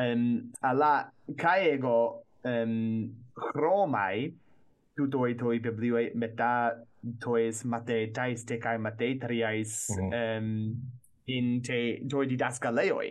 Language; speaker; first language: Greek; non-native, fluent; English